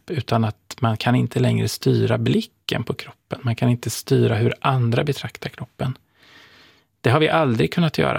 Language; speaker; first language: Swedish; native; Swedish